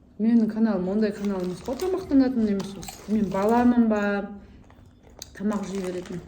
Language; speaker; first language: Kazakh; non-native, local second language; Russian